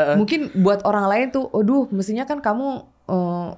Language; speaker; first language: Indonesian; native; Indonesian